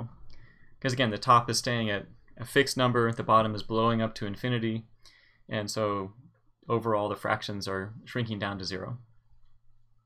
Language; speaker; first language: English; native; English